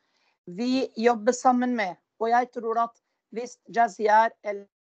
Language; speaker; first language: Norwegian; non-native, fluent; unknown